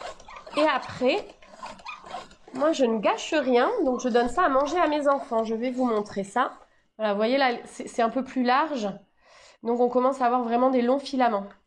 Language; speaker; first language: French; native; French